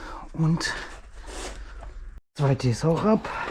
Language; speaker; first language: German; non-native, learner; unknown